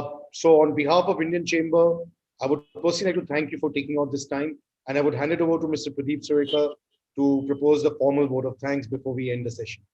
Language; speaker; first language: English; non-native, local second language; Hindi